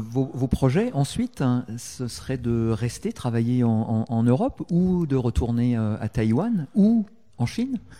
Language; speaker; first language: French; native; French